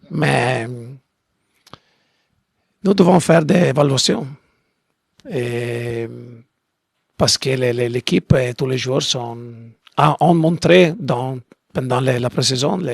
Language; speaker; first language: French; non-native, learner; Italian